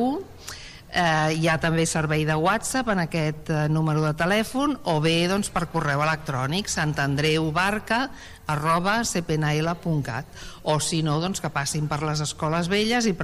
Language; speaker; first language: Catalan; native; Catalan